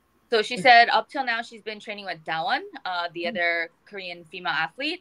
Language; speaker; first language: English; early bilingual, other home language; Korean